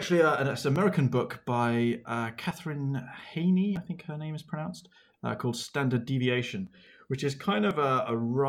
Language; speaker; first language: English; native; English